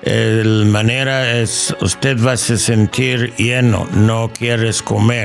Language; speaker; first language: Spanish; non-native, learner; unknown